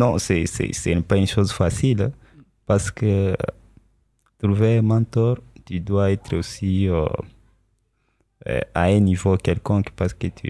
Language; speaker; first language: French; non-native, local second language; Swahili